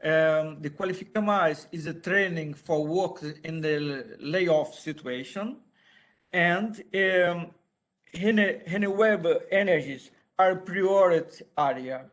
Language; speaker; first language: English; non-native, learner; Portuguese